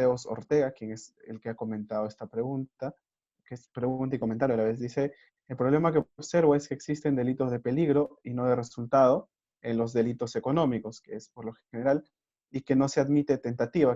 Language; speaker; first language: Spanish; native; Spanish